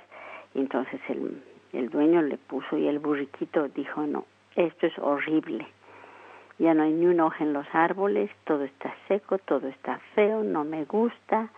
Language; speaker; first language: Spanish; native; Spanish